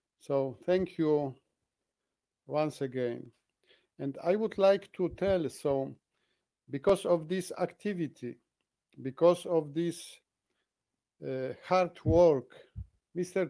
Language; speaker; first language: English; non-native, fluent; Polish